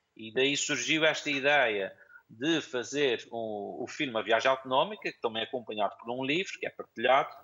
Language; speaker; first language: Portuguese; native; Portuguese